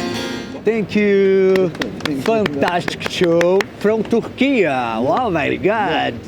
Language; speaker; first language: English; non-native, learner; Portuguese